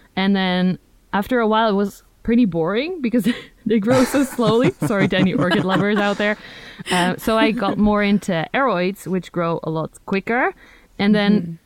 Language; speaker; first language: English; non-native, fluent; Dutch